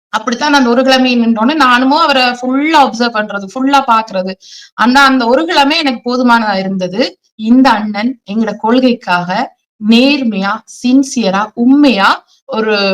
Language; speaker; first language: Tamil; early bilingual, heritage; Tamil